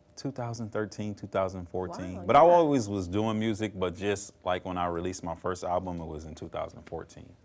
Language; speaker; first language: English; native; English